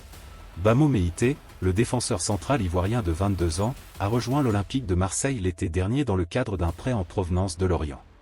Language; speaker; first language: French; native; French